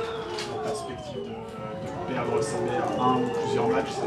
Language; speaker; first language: French; native; French